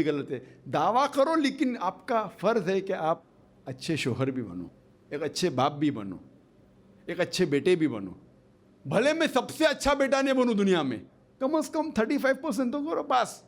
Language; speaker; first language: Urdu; non-native, local second language; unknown